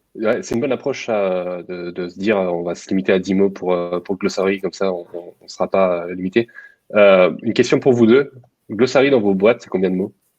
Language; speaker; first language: French; native; French